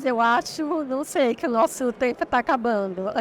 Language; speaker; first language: Portuguese; native; Portuguese